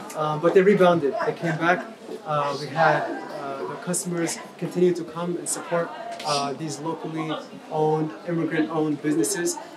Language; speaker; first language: English; native; English